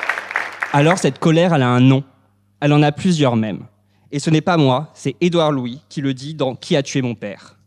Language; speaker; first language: French; native; French